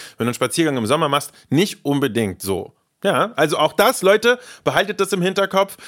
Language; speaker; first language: German; early bilingual, other home language; Russian